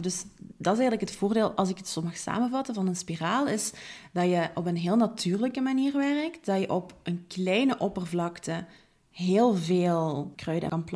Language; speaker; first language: Dutch; native; Dutch